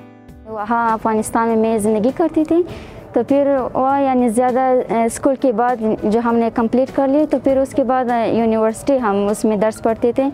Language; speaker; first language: Hindi; non-native, learner; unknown